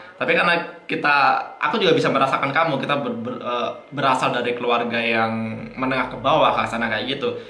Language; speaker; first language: Indonesian; native; Indonesian